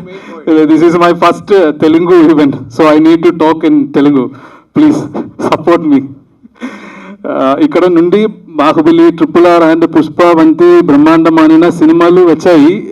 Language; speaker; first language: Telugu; non-native, learner; Malayalam